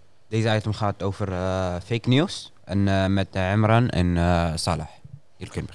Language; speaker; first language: Dutch; early bilingual, other home language; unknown